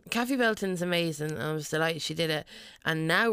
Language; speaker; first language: English; native; English